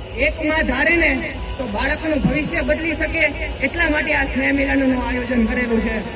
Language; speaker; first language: Gujarati; native; Gujarati